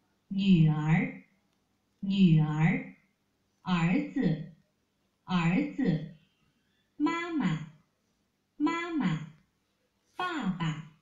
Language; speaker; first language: Chinese; non-native, learner; Vietnamese